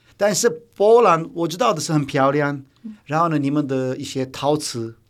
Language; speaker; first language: Chinese; non-native, fluent; Turkish